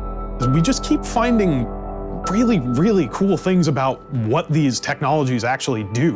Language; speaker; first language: English; native; English